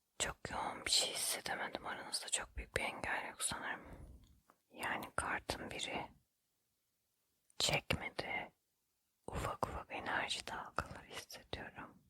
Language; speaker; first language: Turkish; native; Turkish